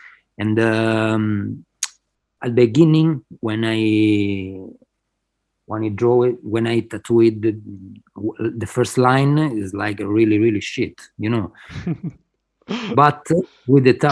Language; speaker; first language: English; non-native, fluent; Spanish